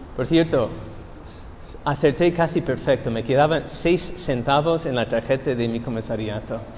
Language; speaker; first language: Spanish; non-native, fluent; English